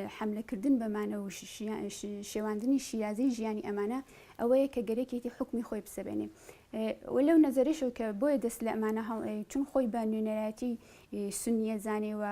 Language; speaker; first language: Central Kurdish; non-native, local second language; Southern Kurdish